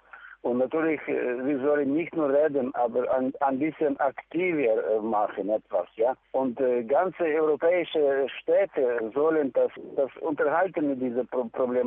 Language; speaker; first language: German; non-native, fluent; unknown